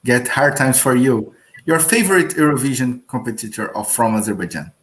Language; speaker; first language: English; non-native, learner; Portuguese